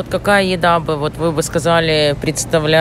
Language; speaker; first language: Russian; native; Russian